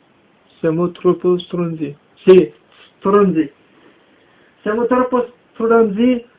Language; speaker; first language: Italian; early bilingual, heritage; French